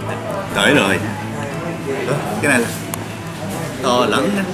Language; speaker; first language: Vietnamese; non-native, learner; Japanese